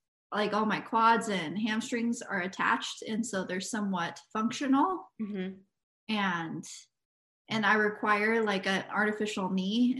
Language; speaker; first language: English; native; English